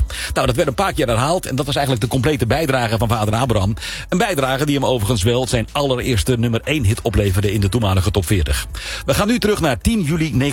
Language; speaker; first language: Dutch; native; Dutch